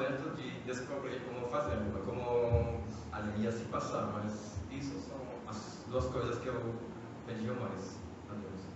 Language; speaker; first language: Portuguese; non-native, fluent; French